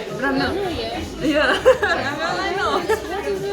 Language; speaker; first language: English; non-native, learner; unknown